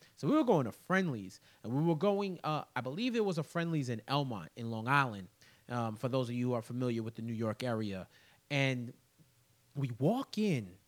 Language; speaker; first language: English; early bilingual, other home language; Haitian Creole